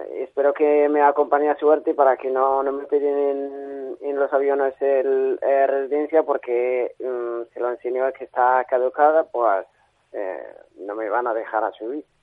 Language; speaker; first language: Spanish; non-native, learner; Arabic